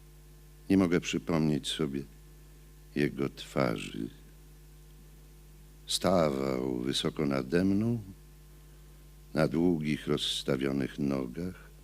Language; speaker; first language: Polish; native; Polish